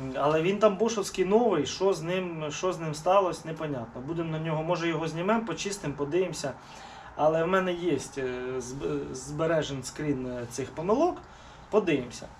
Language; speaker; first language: Ukrainian; non-native, local second language; Russian